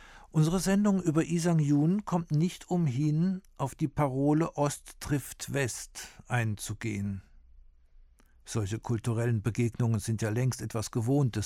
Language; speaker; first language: German; native; German